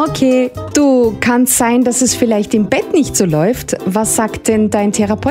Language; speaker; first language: German; native; German